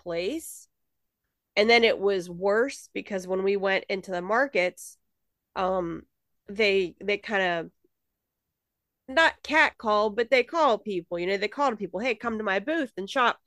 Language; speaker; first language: English; native; English